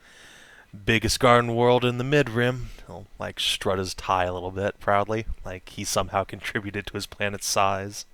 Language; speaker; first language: English; native; English